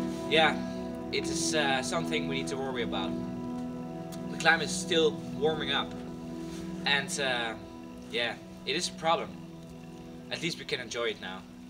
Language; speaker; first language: English; non-native, fluent; Dutch